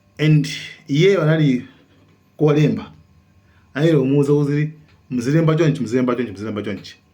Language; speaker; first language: Nyanja; native; Nyanja